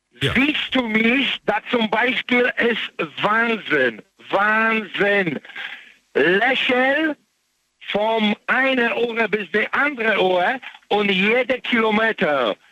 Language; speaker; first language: German; non-native, learner; Polish